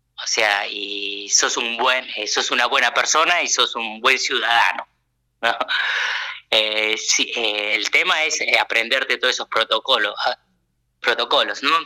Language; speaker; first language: Spanish; early bilingual, other home language; Japanese